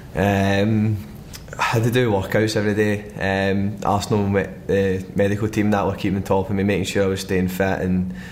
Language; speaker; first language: English; native; English